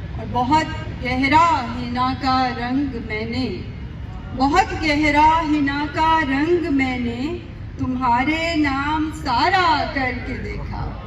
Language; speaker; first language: Urdu; non-native, local second language; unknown